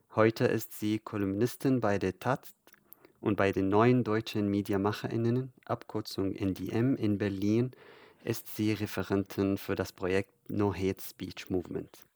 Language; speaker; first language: German; non-native, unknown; Arabic